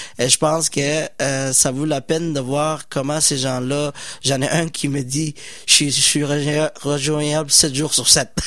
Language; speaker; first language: French; non-native, fluent; Somali